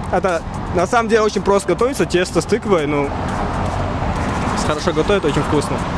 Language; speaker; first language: Russian; non-native, local second language; Chechen